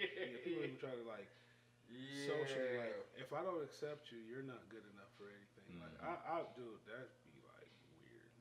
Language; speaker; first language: English; native; English